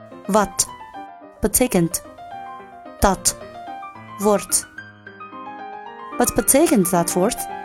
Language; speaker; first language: Dutch; non-native, fluent; Chinese